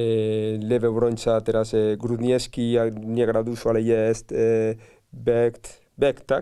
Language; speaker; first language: Polish; non-native, learner; Spanish